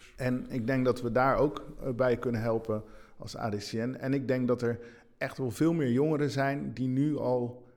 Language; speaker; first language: Dutch; early bilingual, other home language; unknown